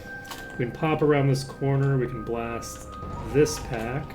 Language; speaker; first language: English; native; English